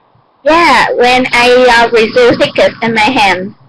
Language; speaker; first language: English; non-native, learner; Vietnamese